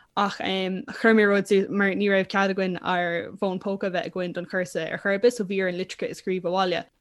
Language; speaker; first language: Irish; non-native, local second language; English